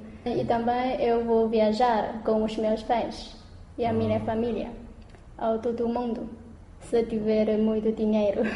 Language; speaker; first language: Portuguese; non-native, learner; Chinese